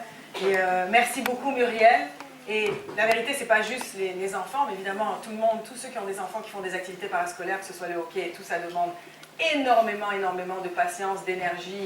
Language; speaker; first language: French; native; French